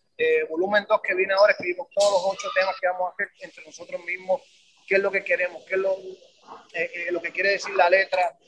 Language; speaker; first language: Spanish; native; Spanish